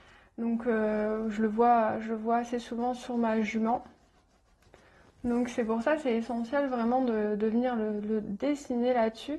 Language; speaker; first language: French; native; French